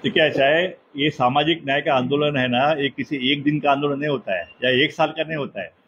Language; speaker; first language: Hindi; non-native, local second language; Marathi